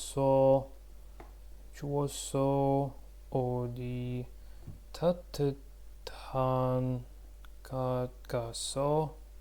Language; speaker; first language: Korean; non-native, learner; Russian